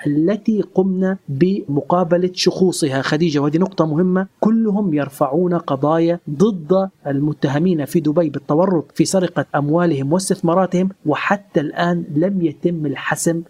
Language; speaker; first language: Arabic; native; Arabic